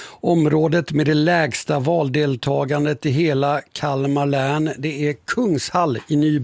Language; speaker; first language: Swedish; native; Swedish